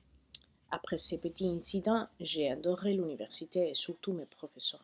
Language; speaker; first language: French; non-native, fluent; Spanish